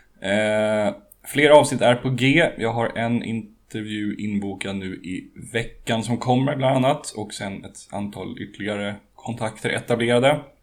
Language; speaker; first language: Swedish; native; Swedish